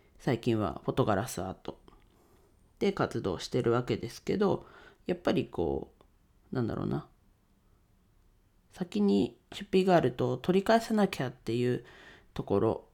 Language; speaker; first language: Japanese; native; Japanese